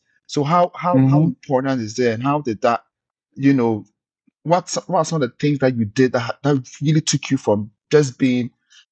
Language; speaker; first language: English; non-native, local second language; Akan